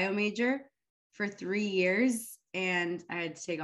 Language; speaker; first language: English; early bilingual, other home language; Arabic